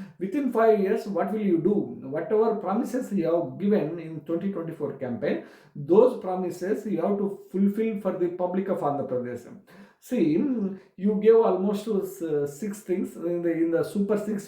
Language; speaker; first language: English; non-native, local second language; Telugu